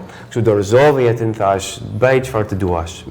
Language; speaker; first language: Albanian; non-native, fluent; English